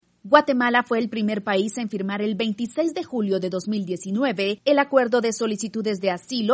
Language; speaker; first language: Spanish; native; Spanish